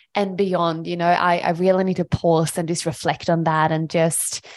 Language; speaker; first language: English; non-native, fluent; Swedish